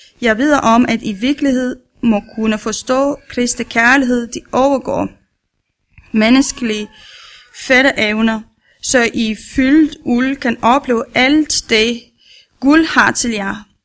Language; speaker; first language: Danish; non-native, learner; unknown